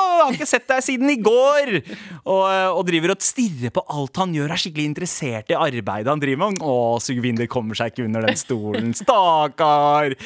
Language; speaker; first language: Norwegian; early bilingual, other home language; Punjabi